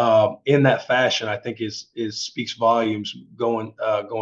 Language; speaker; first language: English; native; English